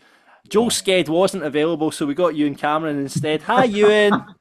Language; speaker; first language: English; native; English